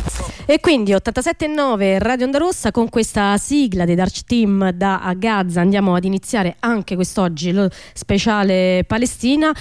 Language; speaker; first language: Italian; native; Italian